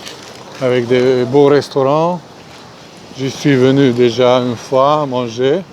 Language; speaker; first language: French; non-native, fluent; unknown